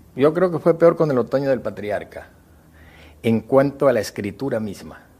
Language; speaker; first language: Spanish; native; Spanish